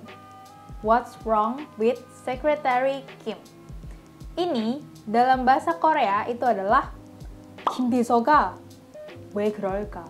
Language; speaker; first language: Indonesian; native; Indonesian